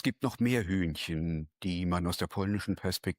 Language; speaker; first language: German; native; German